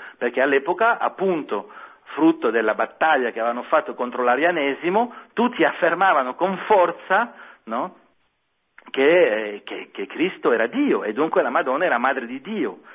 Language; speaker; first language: Italian; non-native, fluent; French